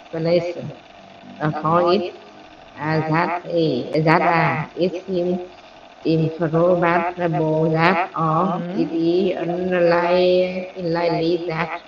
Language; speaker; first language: English; non-native, learner; Vietnamese